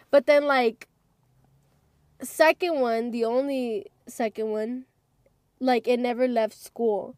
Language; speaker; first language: English; early bilingual, other home language; Spanish